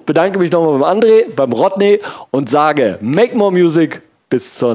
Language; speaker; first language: German; native; German